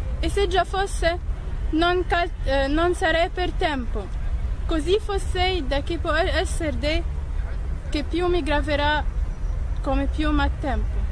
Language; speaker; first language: Italian; non-native, learner; Arabic